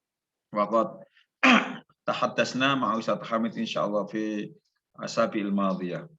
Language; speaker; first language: Arabic; non-native, fluent; Indonesian